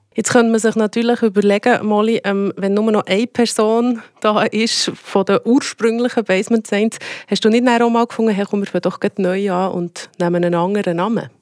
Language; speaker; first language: German; native; German